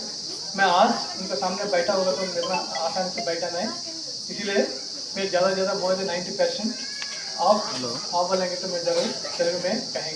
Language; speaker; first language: Hindi; non-native, local second language; Telugu